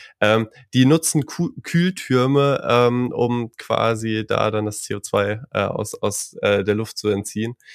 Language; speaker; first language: German; native; German